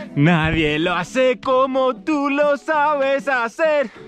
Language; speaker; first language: Spanish; non-native, learner; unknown